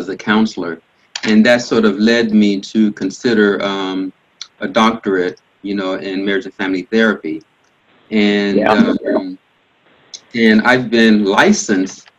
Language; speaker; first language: English; native; English